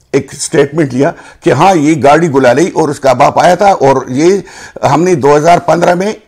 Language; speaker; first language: Urdu; non-native, local second language; Pashto